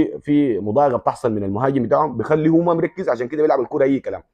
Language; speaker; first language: Arabic; native; Arabic